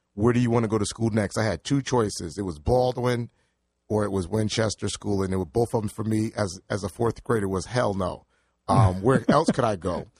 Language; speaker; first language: English; native; English